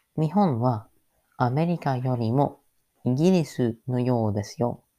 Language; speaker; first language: Japanese; non-native, learner; English